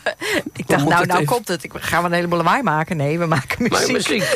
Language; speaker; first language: Dutch; native; Dutch